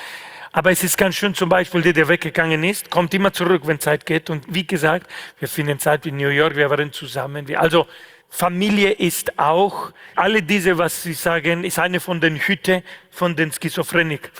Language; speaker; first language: German; non-native, fluent; Spanish